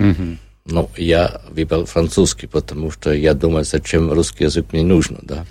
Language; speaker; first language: Russian; non-native, learner; German